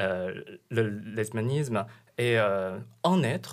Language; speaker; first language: French; non-native, fluent; Chinese